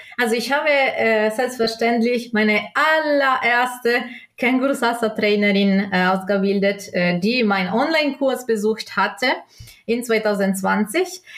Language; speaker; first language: German; non-native, local second language; Italian